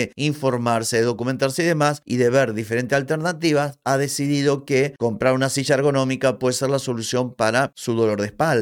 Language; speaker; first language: Spanish; native; Spanish